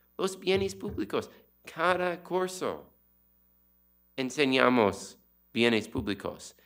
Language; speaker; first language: Spanish; non-native, learner; English